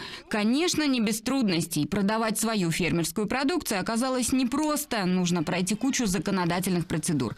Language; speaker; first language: Russian; native; Russian